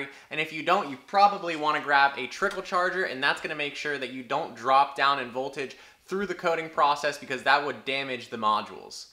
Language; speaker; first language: English; native; English